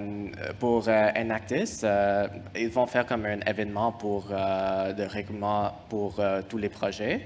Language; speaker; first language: French; non-native, fluent; English